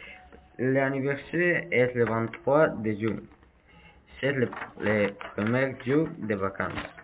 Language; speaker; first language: French; non-native, learner; Spanish